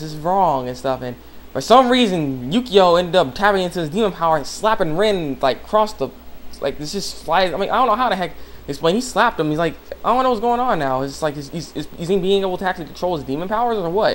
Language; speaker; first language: English; native; English